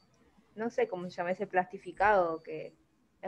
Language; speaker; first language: Spanish; native; Spanish